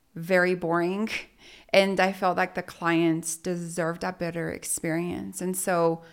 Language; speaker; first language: English; early bilingual, other home language; Spanish